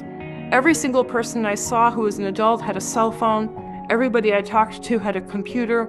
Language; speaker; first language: English; native; English